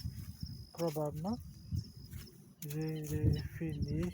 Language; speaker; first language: French; non-native, learner; Portuguese